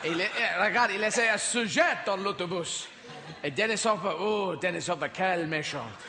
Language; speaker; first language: French; non-native, learner; English